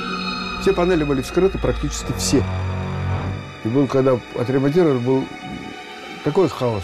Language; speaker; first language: Russian; native; Russian